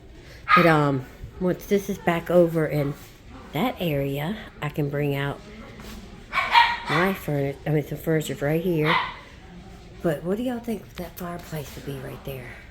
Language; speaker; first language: English; native; English